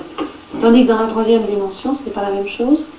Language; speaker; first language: French; native; French